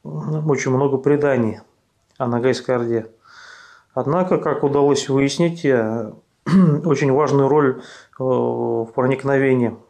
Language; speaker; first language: Russian; native; Russian